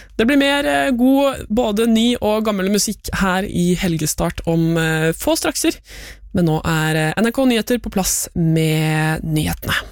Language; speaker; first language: Norwegian; native; Norwegian